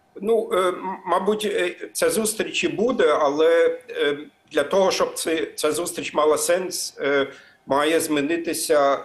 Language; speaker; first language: Ukrainian; non-native, fluent; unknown